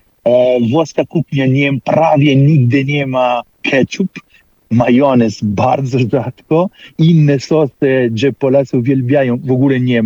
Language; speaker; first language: Polish; non-native, fluent; Italian